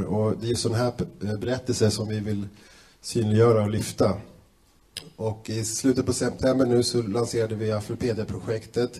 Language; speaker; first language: Swedish; native; Swedish